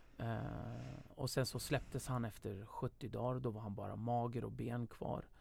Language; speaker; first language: Swedish; early bilingual, other home language; Kurdish